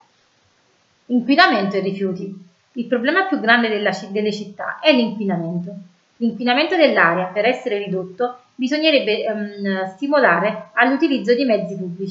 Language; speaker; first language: Italian; native; Italian